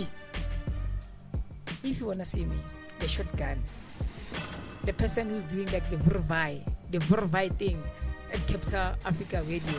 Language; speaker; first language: English; non-native, local second language; Zulu